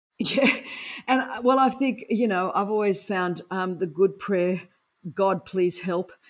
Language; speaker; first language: English; non-native, local second language; Greek